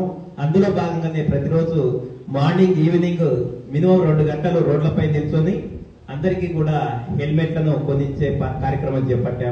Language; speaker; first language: Telugu; native; Telugu